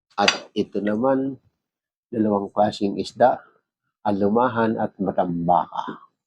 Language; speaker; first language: Filipino; non-native, local second language; Bikol